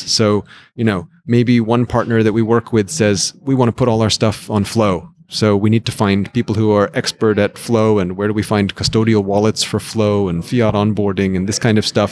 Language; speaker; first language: English; native; English